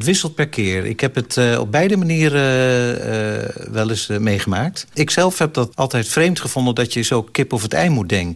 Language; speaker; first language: Dutch; native; Dutch